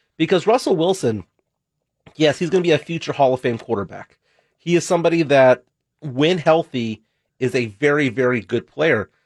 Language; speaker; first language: English; native; English